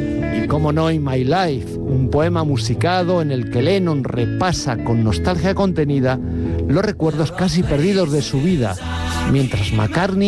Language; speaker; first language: Spanish; native; Spanish